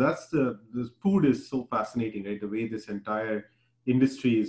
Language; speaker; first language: English; non-native, local second language; Hindi